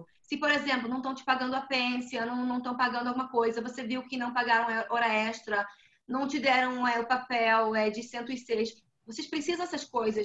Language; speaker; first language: Portuguese; non-native, fluent; Hebrew